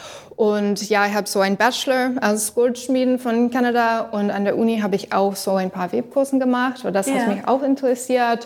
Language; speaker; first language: German; non-native, learner; English